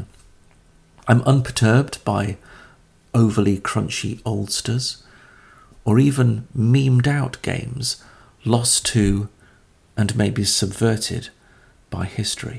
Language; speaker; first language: English; native; English